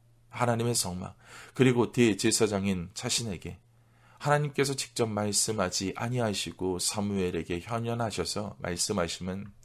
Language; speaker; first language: Korean; native; Korean